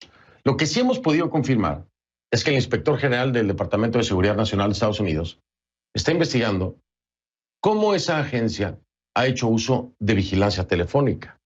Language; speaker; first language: Spanish; native; Spanish